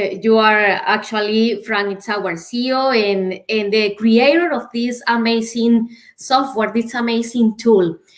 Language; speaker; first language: English; non-native, learner; Spanish